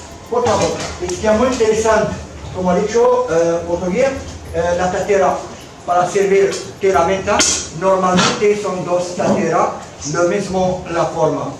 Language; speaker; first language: Spanish; non-native, learner; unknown